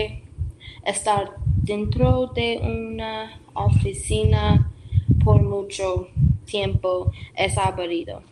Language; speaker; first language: Spanish; non-native, learner; English